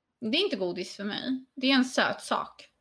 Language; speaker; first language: Swedish; non-native, fluent; Polish